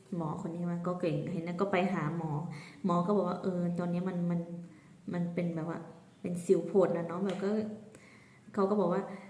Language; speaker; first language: Thai; native; Thai